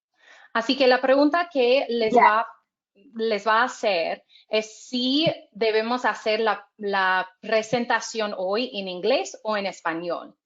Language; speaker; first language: Spanish; non-native, fluent; English